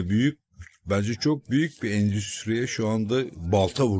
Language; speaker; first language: Turkish; native; Turkish